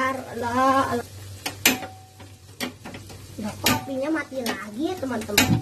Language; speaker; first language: Indonesian; native; Indonesian